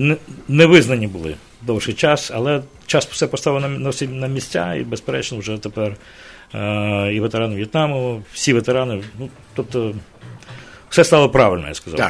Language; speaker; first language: Ukrainian; native; Ukrainian